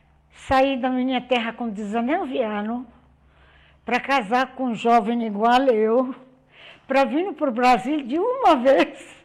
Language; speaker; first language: Portuguese; non-native, fluent; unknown